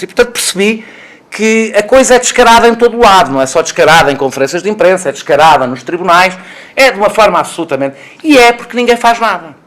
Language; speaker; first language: Portuguese; native; Portuguese